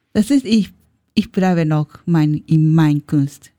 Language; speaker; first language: German; non-native, learner; Japanese